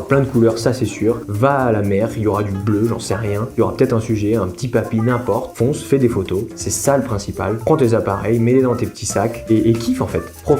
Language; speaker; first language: French; native; French